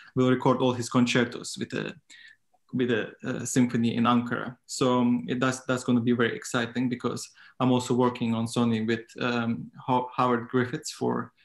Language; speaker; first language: English; non-native, fluent; Turkish